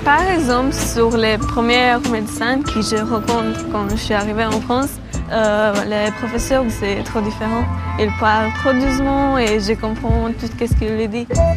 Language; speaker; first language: French; non-native, learner; Romanian